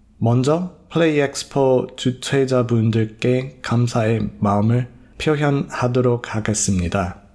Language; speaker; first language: Korean; non-native, fluent; English